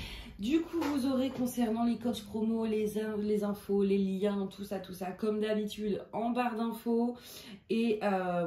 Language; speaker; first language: French; native; French